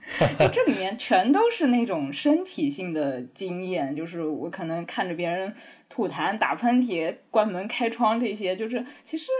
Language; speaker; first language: Chinese; native; Chinese